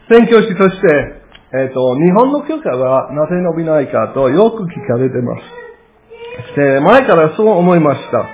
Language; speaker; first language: Japanese; non-native, fluent; English